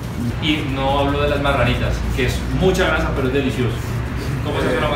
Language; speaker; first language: Spanish; native; Spanish